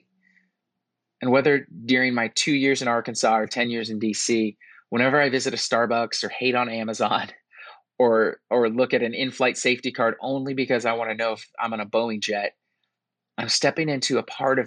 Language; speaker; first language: English; native; English